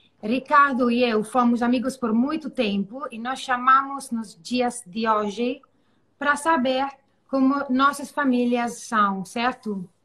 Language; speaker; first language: Portuguese; non-native, learner; Italian